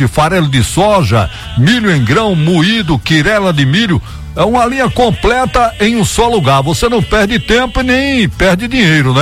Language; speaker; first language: Portuguese; native; Portuguese